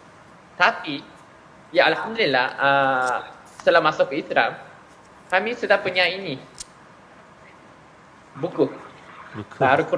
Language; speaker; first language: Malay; non-native, fluent; Japanese